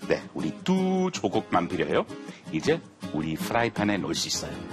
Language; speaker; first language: Korean; non-native, fluent; English